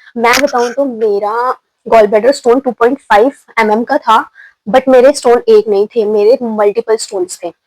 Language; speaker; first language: Hindi; native; Hindi